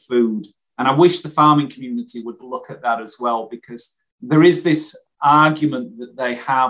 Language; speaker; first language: English; native; English